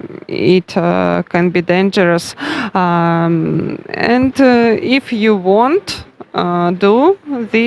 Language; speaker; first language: English; non-native, learner; Russian